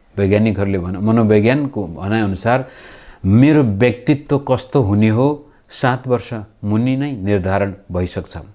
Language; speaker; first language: Nepali; native; Nepali